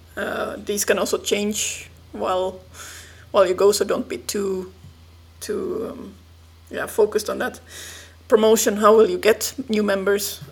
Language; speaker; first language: English; non-native, fluent; Finnish